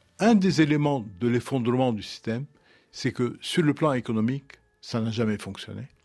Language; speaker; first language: French; non-native, local second language; Arabic